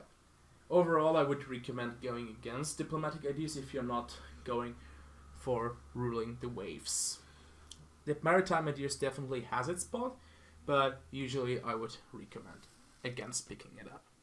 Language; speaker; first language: English; non-native, fluent; German